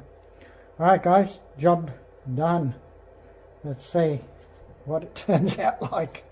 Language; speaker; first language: English; native; English